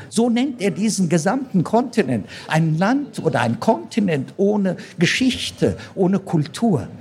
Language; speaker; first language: German; non-native, fluent; Amharic